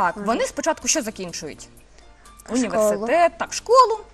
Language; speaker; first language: Ukrainian; native; Ukrainian